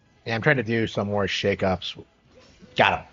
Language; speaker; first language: English; native; English